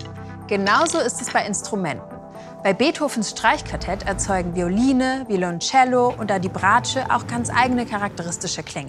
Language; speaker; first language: German; native; German